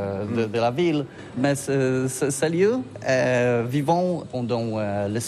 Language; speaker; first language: French; non-native, learner; Polish